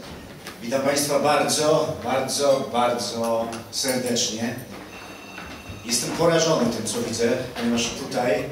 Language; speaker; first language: Polish; native; Polish